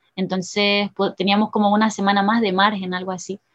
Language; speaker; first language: Spanish; native; Spanish